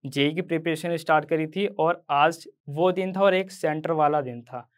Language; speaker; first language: Hindi; native; Hindi